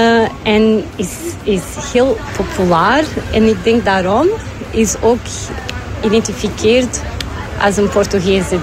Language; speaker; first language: Dutch; non-native, learner; Portuguese